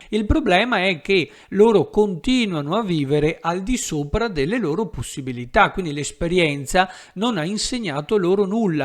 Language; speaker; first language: Italian; native; Italian